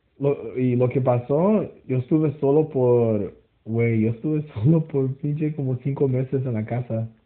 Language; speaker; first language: Spanish; early bilingual, heritage; Spanish